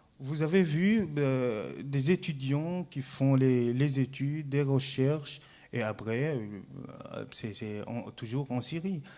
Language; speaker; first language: French; non-native, fluent; Arabic